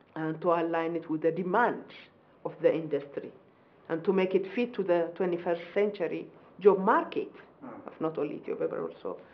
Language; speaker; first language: English; non-native, fluent; Amharic